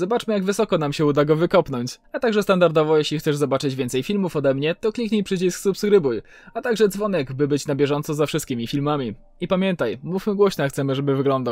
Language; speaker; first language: Polish; native; Polish